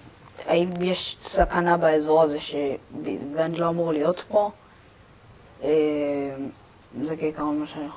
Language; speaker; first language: Hebrew; early bilingual, other home language; Amharic